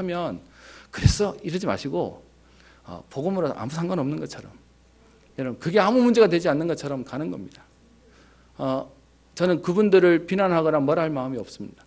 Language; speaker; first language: Korean; native; Korean